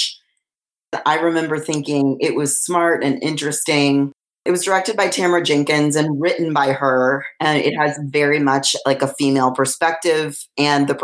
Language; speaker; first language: English; native; English